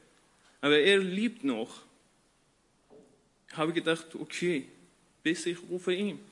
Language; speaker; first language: German; non-native, learner; Persian